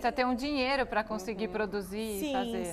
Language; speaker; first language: Portuguese; native; Portuguese